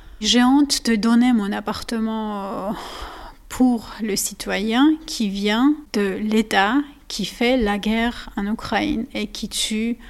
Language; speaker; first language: French; non-native, learner; Georgian